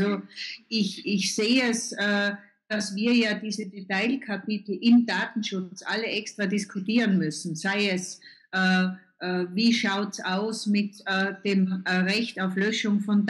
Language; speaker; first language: German; native; German